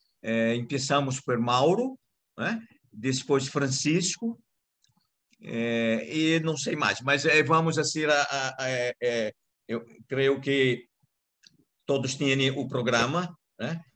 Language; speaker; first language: Portuguese; non-native, learner; Italian